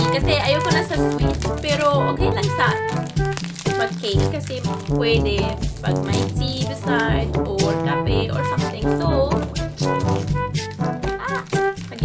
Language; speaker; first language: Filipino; non-native, learner; English